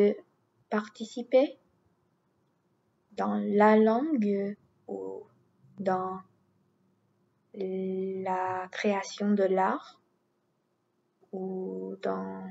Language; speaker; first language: French; non-native, learner; English